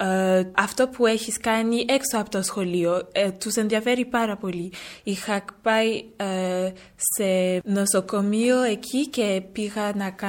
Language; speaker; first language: Greek; early bilingual, heritage; French